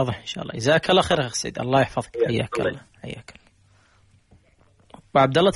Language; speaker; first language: Arabic; native; Arabic